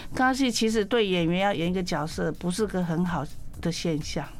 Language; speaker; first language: Chinese; non-native, local second language; Min Nan Chinese